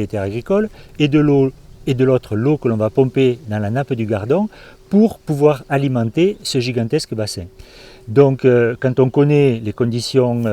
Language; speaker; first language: French; native; French